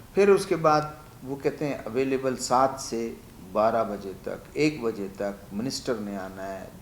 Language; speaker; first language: Urdu; non-native, local second language; Baluchi